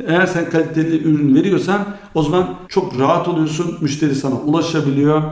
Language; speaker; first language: Turkish; early bilingual, heritage; Turkish